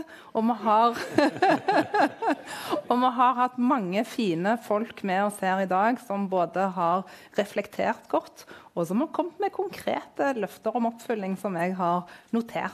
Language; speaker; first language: Norwegian; non-native, fluent; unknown